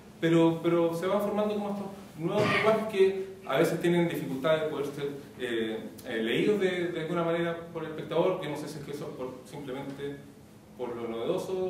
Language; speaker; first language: Spanish; native; Spanish